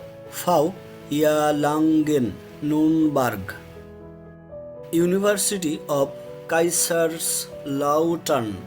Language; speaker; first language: German; non-native, learner; Bangla